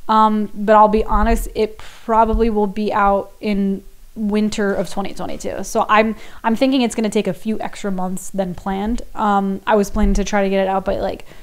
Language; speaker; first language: English; native; English